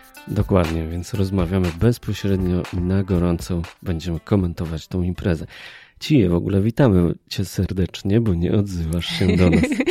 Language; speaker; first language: Polish; native; Polish